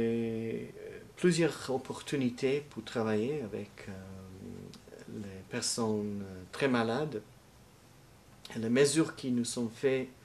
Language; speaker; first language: French; non-native, learner; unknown